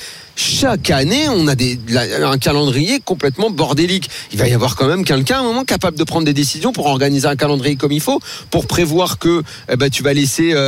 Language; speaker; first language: French; native; French